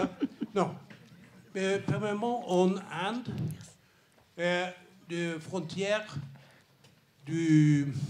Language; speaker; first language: French; non-native, learner; Swedish